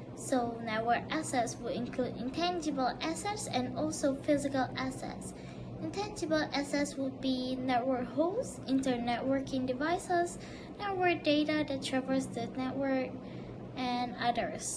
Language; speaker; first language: English; non-native, local second language; Malay